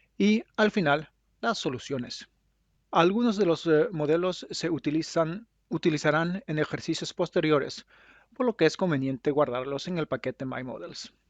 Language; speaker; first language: Spanish; non-native, fluent; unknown